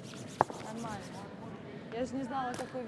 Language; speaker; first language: Russian; native; Russian